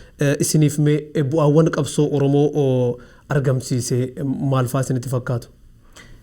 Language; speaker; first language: Oromo; native; Oromo